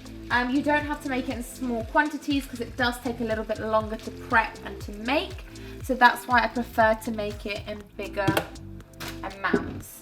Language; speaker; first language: English; native; English